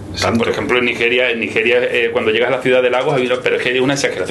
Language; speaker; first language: Spanish; native; Spanish